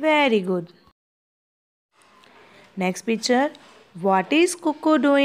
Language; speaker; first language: English; non-native, local second language; Gujarati